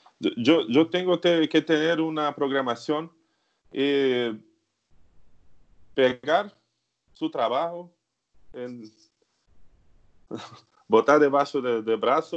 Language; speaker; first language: Spanish; non-native, learner; Portuguese